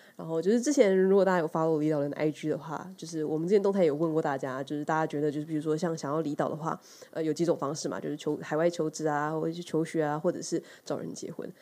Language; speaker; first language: Chinese; native; Chinese